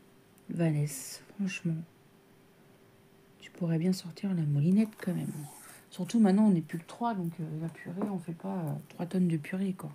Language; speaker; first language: French; native; French